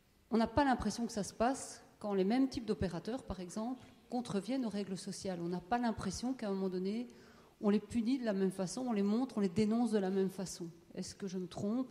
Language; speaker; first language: French; native; French